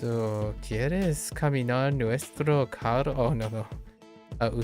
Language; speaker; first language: Spanish; non-native, learner; English